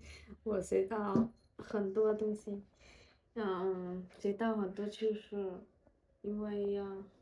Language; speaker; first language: Chinese; non-native, learner; Vietnamese